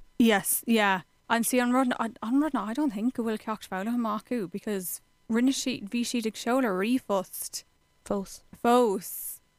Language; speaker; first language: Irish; non-native, local second language; English